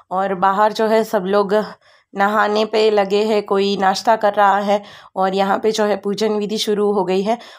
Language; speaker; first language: Hindi; non-native, local second language; Gujarati